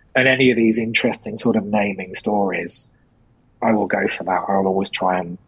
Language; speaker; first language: English; native; English